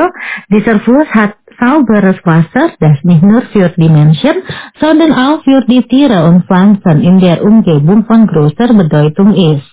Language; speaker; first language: German; non-native, fluent; Indonesian